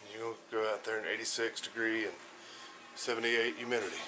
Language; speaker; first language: English; native; English